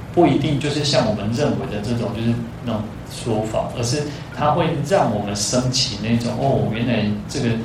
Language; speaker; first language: Chinese; non-native, local second language; Min Nan Chinese